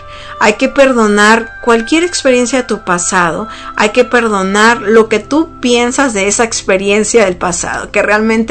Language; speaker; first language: Spanish; native; Spanish